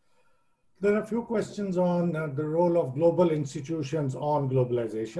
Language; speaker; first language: English; native; English